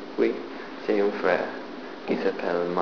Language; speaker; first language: French; non-native, learner; English